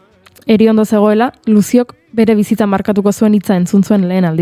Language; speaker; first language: Basque; native; Basque